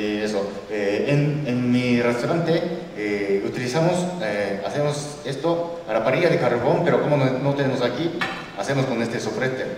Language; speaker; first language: Spanish; non-native, learner; Japanese